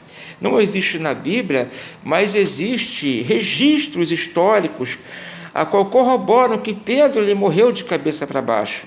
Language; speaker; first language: Portuguese; native; Portuguese